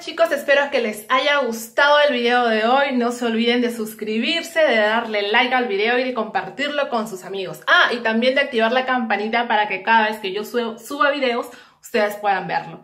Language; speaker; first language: Spanish; native; Spanish